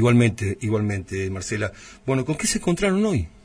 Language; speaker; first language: Spanish; native; Spanish